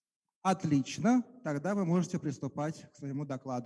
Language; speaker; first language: Russian; native; Russian